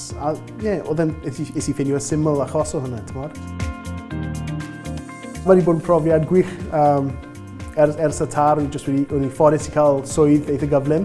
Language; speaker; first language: Welsh; non-native, local second language; English